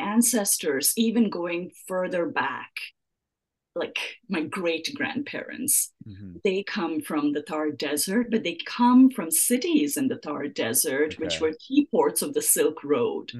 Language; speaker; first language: English; native; English